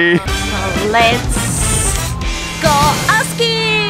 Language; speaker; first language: English; non-native, learner; Japanese